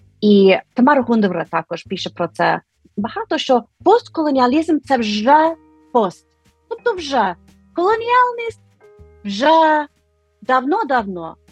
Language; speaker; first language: Ukrainian; non-native, fluent; English